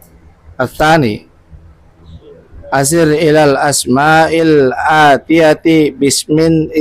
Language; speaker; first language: Arabic; non-native, learner; Indonesian